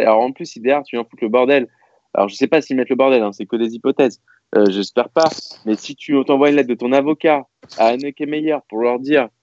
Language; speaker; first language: French; native; French